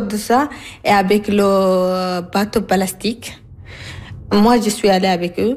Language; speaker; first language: French; non-native, learner; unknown